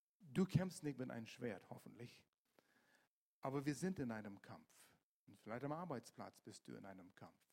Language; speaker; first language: German; non-native, fluent; English